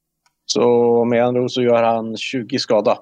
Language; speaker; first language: Swedish; non-native, fluent; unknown